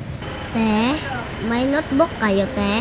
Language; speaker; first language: Filipino; non-native, local second language; Cebuano